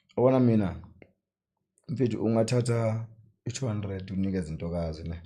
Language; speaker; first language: Zulu; native; Zulu